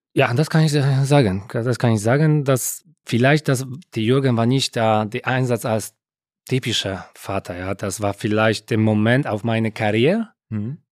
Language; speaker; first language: German; non-native, learner; Polish